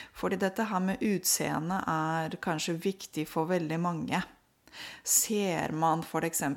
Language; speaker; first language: Norwegian; non-native, fluent; Romanian